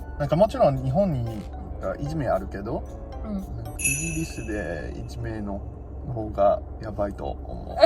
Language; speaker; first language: Japanese; non-native, learner; English